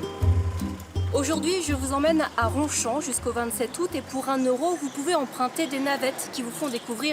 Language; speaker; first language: French; native; French